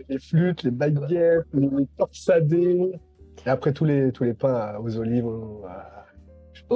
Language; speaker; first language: French; native; French